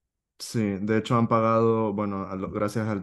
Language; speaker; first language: Spanish; native; Spanish